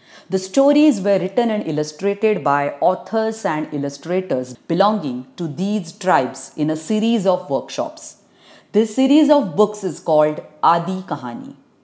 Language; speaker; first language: English; non-native, local second language; Marathi